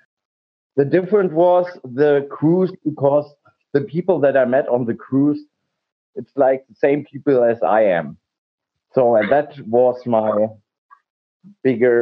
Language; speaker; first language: English; non-native, learner; German